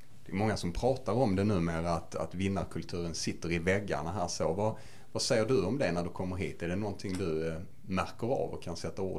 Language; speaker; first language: Swedish; native; Swedish